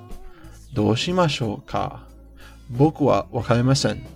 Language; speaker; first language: Japanese; non-native, learner; English